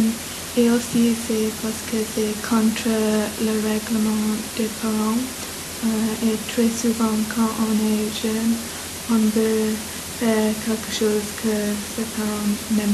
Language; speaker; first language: French; non-native, learner; English